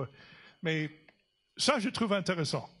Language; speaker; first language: French; non-native, fluent; English